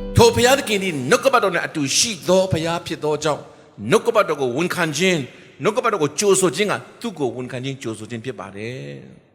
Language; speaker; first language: Burmese; non-native, local second language; Kachin